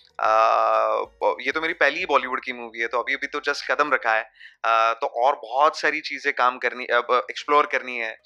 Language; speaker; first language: Hindi; non-native, local second language; Marathi